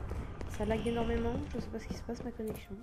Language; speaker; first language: French; native; French